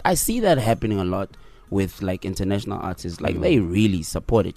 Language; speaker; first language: English; non-native, local second language; Tswana